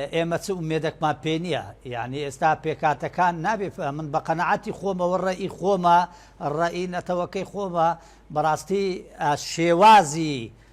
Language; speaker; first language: Central Kurdish; non-native, local second language; Turkish